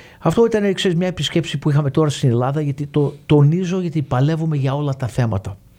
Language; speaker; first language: Greek; early bilingual, heritage; Greek